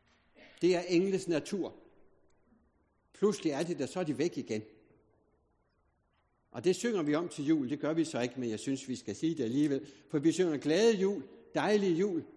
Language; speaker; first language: Danish; native; Danish